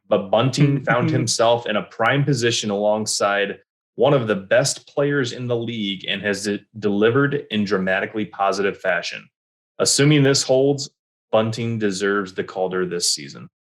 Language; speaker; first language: English; native; English